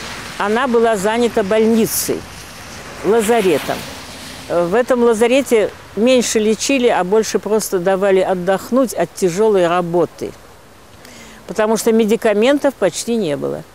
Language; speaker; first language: Russian; native; Russian